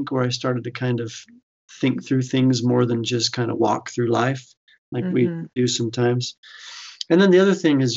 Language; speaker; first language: English; native; English